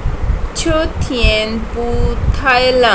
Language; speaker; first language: Chinese; non-native, fluent; Urdu